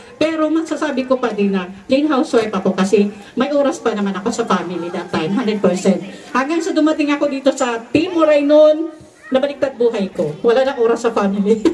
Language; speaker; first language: Filipino; non-native, local second language; Waray